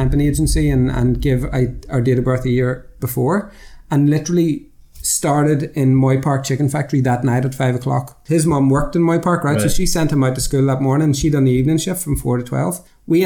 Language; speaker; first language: English; native; English